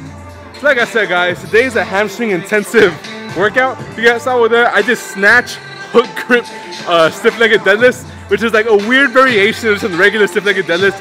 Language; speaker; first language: English; native; English